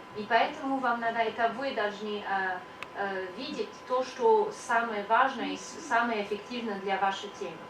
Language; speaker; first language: Russian; non-native, learner; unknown